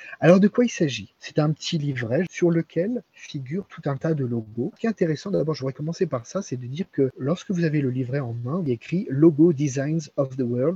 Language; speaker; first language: French; native; French